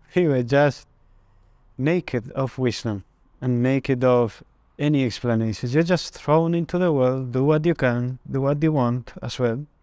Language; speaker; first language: English; non-native, fluent; Spanish